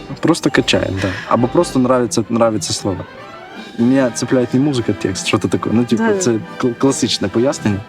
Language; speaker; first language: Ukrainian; non-native, local second language; Russian